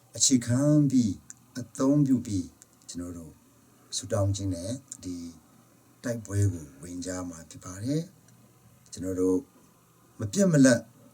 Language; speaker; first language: Burmese; non-native, local second language; Hakha Chin